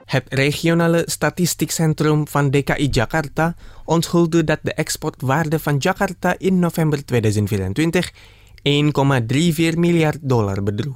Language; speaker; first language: Dutch; non-native, fluent; Indonesian